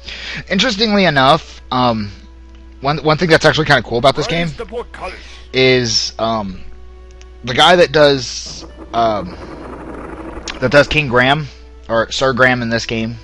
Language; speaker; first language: English; native; English